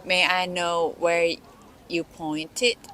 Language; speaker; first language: English; non-native, learner; Japanese